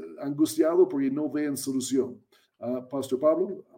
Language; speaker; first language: Spanish; non-native, fluent; English